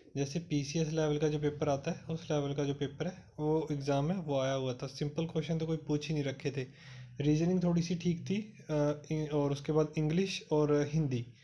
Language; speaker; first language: Hindi; non-native, local second language; Punjabi